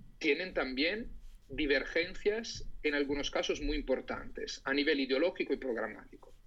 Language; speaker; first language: Spanish; non-native, fluent; Italian